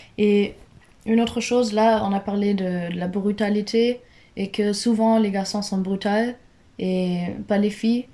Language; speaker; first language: French; non-native, fluent; German